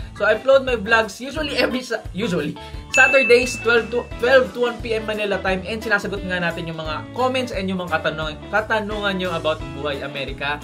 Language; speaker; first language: Filipino; native; Filipino